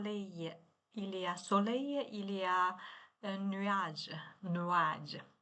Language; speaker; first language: French; non-native, learner; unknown